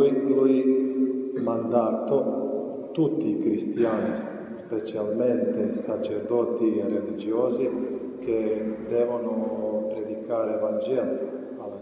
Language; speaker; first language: Italian; non-native, fluent; Croatian